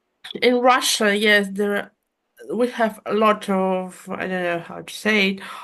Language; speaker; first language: English; non-native, fluent; Russian